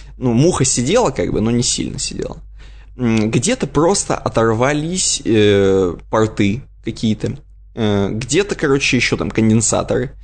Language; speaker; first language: Russian; native; Russian